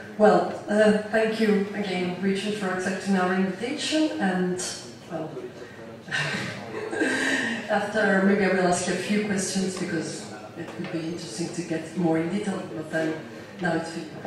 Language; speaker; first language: English; non-native, fluent; Italian